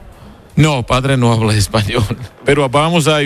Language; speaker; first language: Spanish; non-native, fluent; Georgian